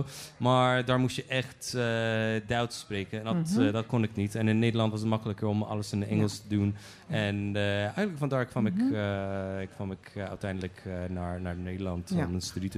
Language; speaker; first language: Dutch; non-native, fluent; Polish